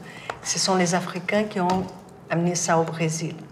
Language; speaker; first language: French; non-native, fluent; Portuguese